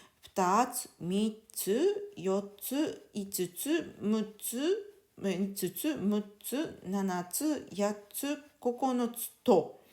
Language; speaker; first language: Japanese; native; Japanese